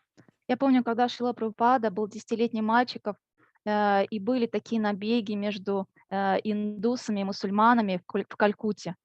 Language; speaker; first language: Russian; native; Russian